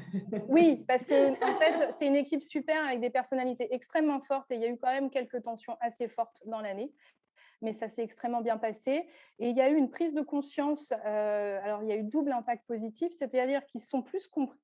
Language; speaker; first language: French; native; French